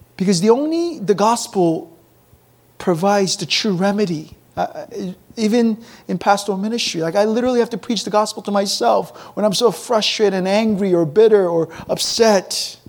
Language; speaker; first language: English; early bilingual, other home language; Korean